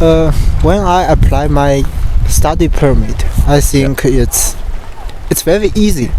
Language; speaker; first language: English; non-native, learner; Chinese